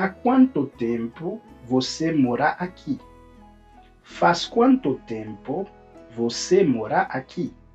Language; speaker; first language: Portuguese; non-native, fluent; Haitian Creole